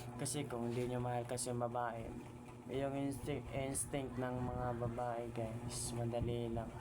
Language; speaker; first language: Filipino; non-native, local second language; Cebuano